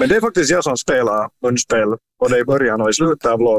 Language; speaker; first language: Swedish; native; Swedish